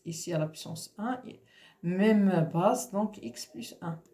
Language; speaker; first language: French; non-native, local second language; Arabic